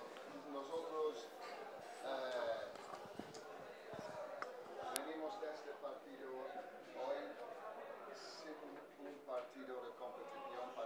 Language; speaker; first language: Spanish; non-native, fluent; English